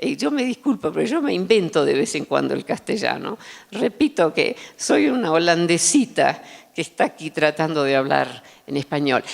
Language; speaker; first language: Spanish; early bilingual, other home language; Dutch